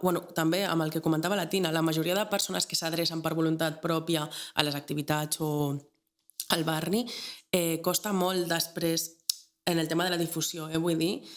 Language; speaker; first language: Catalan; native; Catalan